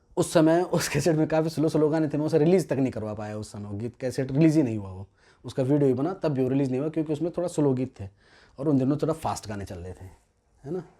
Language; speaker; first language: Hindi; non-native, local second language; Garhwali